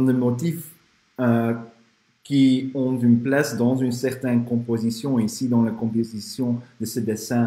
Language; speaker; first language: French; non-native, fluent; Dutch